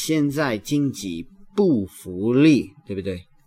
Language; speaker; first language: Chinese; non-native, learner; English